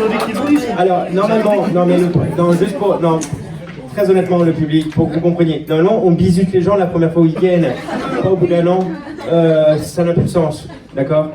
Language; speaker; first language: French; native; French